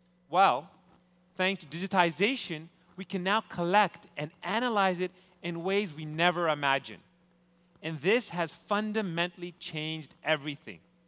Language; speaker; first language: English; native; English